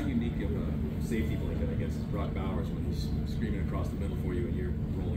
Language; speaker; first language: English; native; English